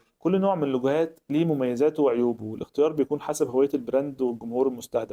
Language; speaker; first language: Arabic; native; Arabic